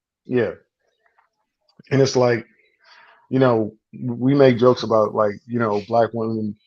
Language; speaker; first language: English; native; English